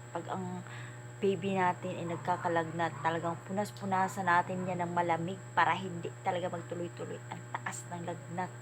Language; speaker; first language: Filipino; native; Filipino